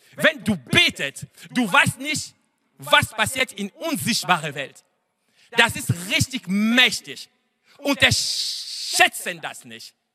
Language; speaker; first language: German; non-native, fluent; French